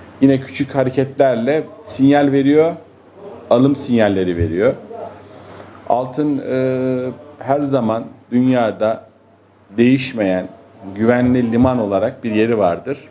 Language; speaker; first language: Turkish; native; Turkish